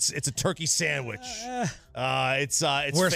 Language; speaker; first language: English; native; English